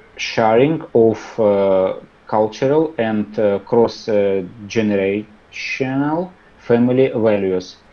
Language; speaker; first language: English; non-native, learner; Russian